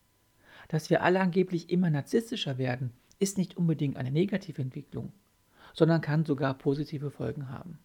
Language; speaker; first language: German; native; German